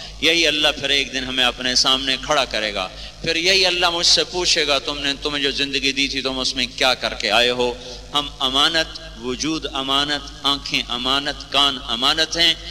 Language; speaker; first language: Urdu; non-native, local second language; Punjabi